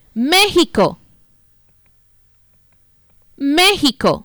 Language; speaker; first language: Spanish; non-native, fluent; English